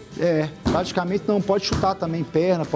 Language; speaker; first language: Portuguese; native; Portuguese